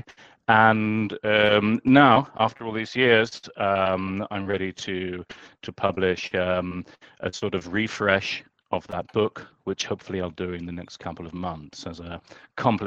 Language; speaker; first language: English; native; English